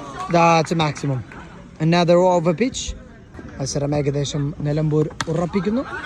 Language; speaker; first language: English; non-native, local second language; Malayalam